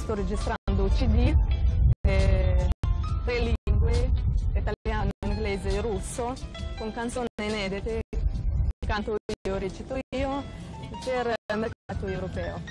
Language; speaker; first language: Italian; non-native, learner; Russian